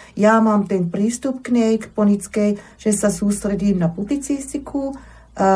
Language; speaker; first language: Slovak; non-native, fluent; German